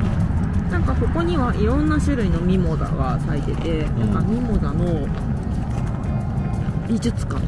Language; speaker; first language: Japanese; native; Japanese